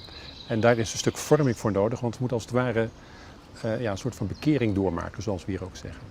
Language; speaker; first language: Dutch; native; Dutch